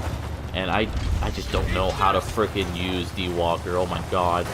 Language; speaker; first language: English; native; English